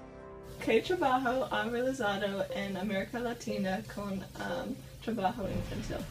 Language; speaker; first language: Spanish; non-native, learner; English